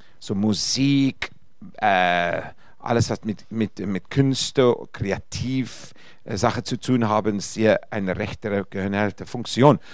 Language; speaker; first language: German; non-native, fluent; Afrikaans